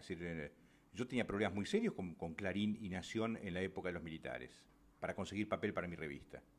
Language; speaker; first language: Spanish; native; Spanish